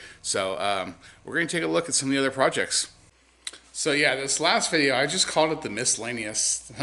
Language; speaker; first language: English; native; English